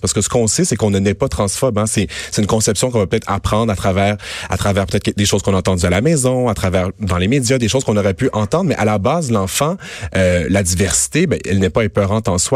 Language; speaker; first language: French; native; French